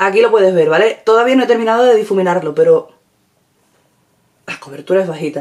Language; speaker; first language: Spanish; native; Spanish